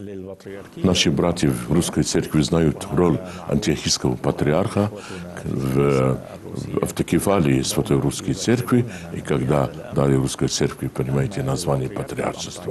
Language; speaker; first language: Russian; non-native, fluent; Arabic